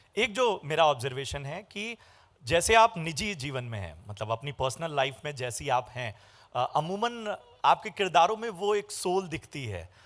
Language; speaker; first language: Hindi; native; Hindi